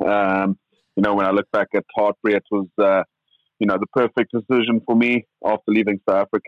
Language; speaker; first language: English; native; English